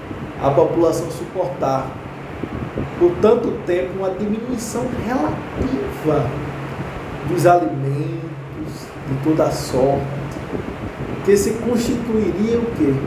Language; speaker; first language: Portuguese; native; Portuguese